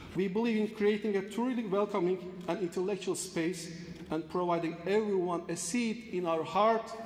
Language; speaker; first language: English; non-native, fluent; Turkish